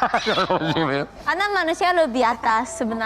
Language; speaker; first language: Indonesian; non-native, fluent; Japanese